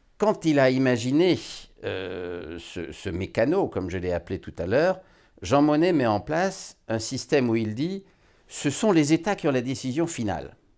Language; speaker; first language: French; native; French